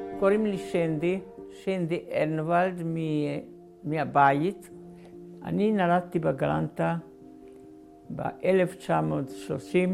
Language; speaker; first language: Hebrew; non-native, fluent; Hungarian